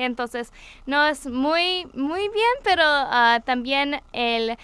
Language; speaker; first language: Spanish; non-native, learner; English